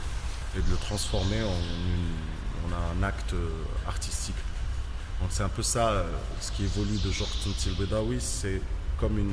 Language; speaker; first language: French; non-native, local second language; Arabic